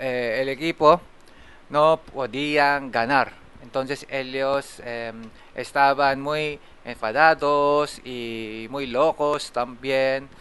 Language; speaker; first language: Spanish; non-native, fluent; Japanese